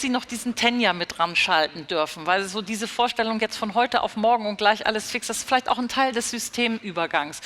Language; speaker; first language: German; native; German